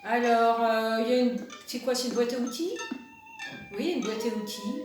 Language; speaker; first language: French; native; French